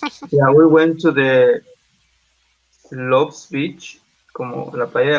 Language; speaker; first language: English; non-native, learner; Spanish